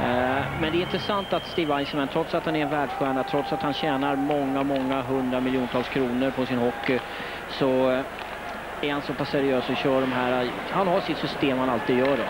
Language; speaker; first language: Swedish; native; Swedish